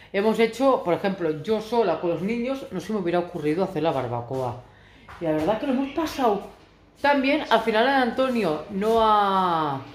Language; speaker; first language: Spanish; early bilingual, other home language; Arabic